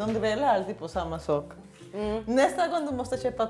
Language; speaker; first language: Swedish; non-native, learner; Spanish